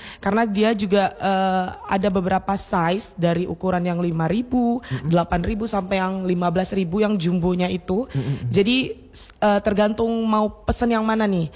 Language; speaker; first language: Indonesian; native; Indonesian